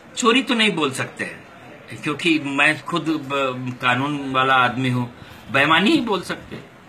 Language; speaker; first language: Hindi; non-native, local second language; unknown